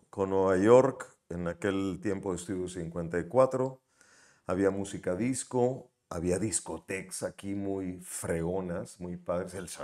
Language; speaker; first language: Spanish; native; Spanish